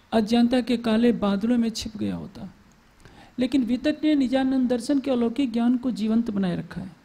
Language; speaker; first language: Hindi; native; Hindi